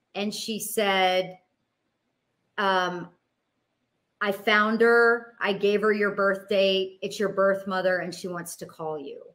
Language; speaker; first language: English; native; English